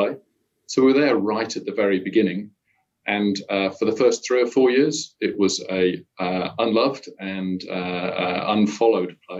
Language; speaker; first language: English; native; English